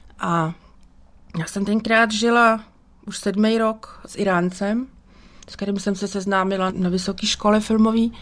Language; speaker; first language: Czech; native; Czech